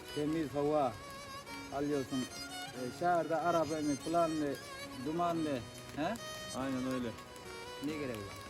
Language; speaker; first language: Turkish; non-native, learner; Persian